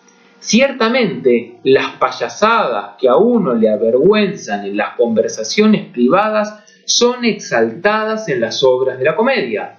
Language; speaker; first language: Spanish; native; Spanish